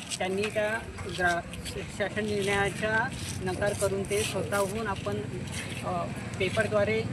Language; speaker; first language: Marathi; native; Marathi